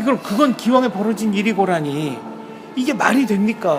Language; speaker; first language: Korean; native; Korean